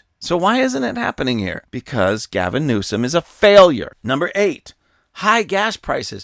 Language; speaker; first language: English; native; English